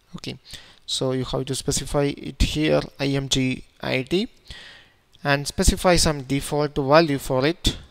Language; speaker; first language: English; non-native, local second language; Malayalam